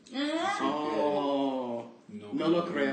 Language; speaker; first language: Spanish; non-native, learner; English